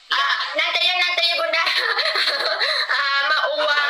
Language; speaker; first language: Indonesian; non-native, learner; Vietnamese